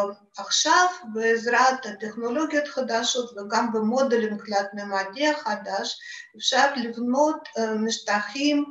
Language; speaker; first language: Hebrew; non-native, fluent; Russian